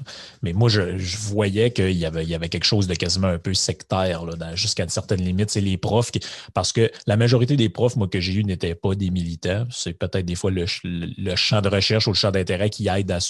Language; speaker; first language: French; native; French